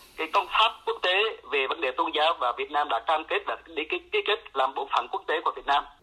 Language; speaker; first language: Vietnamese; non-native, local second language; Eastern Cham